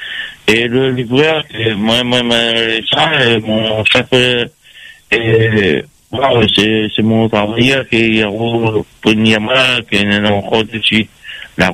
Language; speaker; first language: French; non-native, local second language; Réunion Creole French